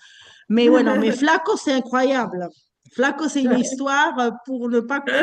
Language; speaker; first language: French; non-native, fluent; Spanish